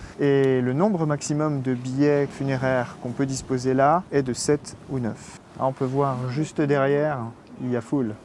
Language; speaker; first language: French; native; French